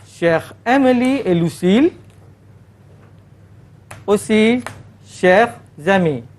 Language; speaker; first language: French; non-native, fluent; Malay